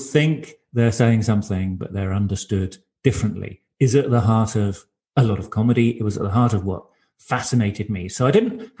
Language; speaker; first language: English; native; English